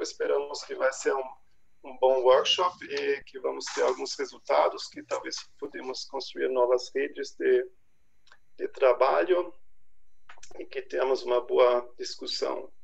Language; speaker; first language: Portuguese; non-native, fluent; German